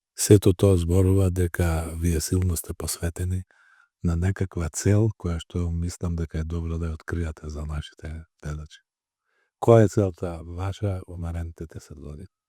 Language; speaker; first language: Macedonian; native; Macedonian